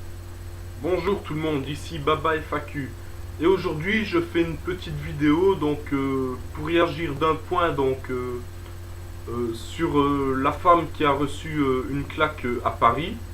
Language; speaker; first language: French; native; French